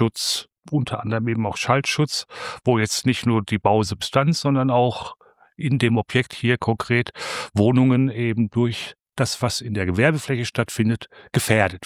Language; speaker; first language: German; native; German